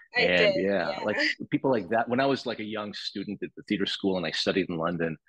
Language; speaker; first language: English; native; English